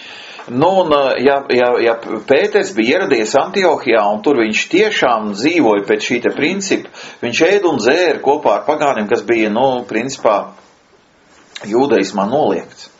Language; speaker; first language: Latvian; native; Latvian